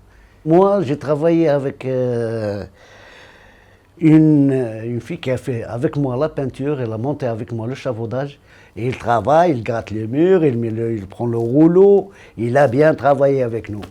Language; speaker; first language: French; non-native, fluent; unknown